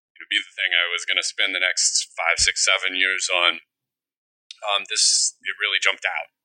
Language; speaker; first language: English; native; English